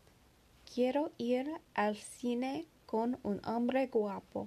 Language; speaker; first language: Spanish; non-native, learner; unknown